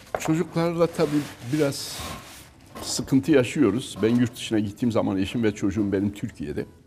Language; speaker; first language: Turkish; native; Turkish